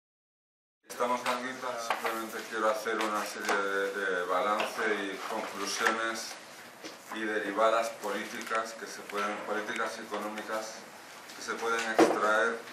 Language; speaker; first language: Spanish; native; Spanish